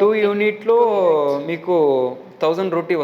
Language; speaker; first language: Telugu; non-native, local second language; Hindi